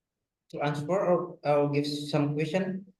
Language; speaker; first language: English; non-native, learner; Indonesian